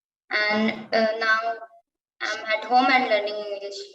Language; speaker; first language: English; non-native, learner; Hindi